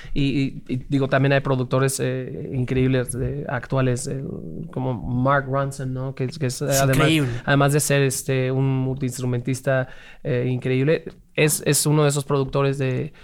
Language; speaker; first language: Spanish; native; Spanish